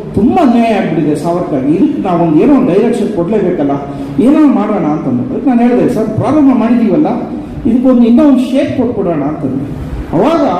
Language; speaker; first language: Kannada; native; Kannada